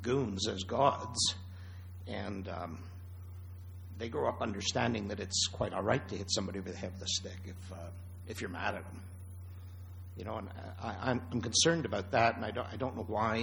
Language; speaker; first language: English; native; English